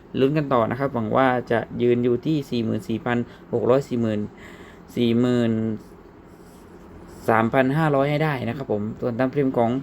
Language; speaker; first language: Thai; native; Thai